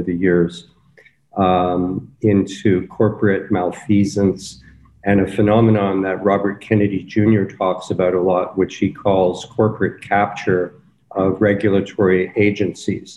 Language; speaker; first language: English; native; English